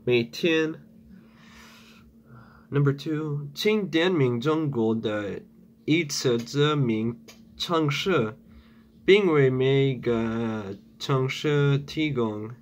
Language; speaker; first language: Chinese; non-native, learner; English